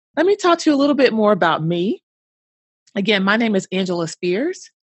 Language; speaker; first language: English; native; English